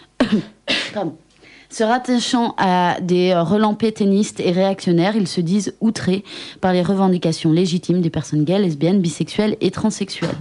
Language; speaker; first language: French; native; French